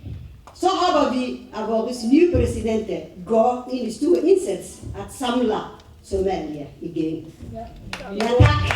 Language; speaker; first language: Danish; non-native, fluent; Somali